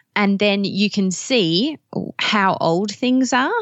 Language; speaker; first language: English; native; English